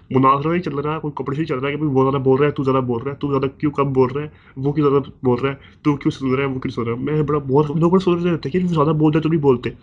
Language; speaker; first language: Urdu; native; Urdu